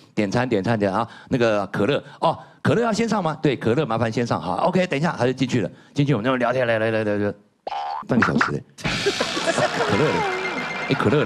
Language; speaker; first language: Chinese; native; Chinese